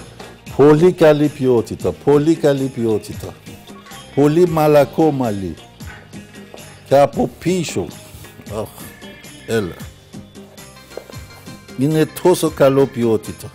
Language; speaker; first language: Greek; non-native, fluent; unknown